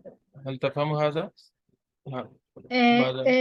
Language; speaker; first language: Arabic; non-native, fluent; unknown